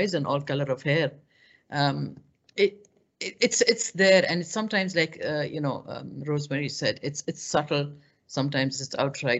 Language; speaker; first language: English; non-native, local second language; Pashto